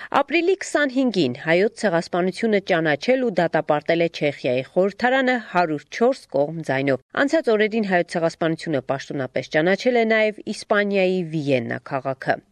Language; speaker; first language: Armenian; native; Armenian